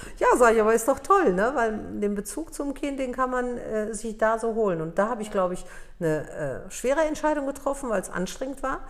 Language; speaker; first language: German; early bilingual, other home language; Polish